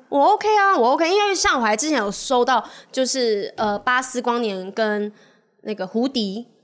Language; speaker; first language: Chinese; native; Chinese